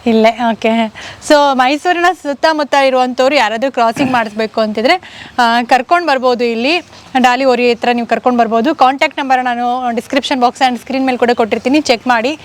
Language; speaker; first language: Kannada; native; Kannada